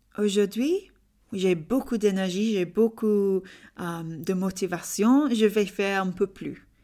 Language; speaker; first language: French; non-native, learner; English